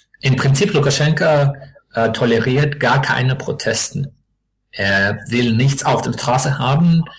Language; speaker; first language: German; non-native, learner; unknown